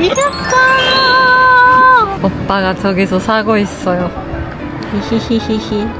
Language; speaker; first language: Korean; non-native, fluent; Japanese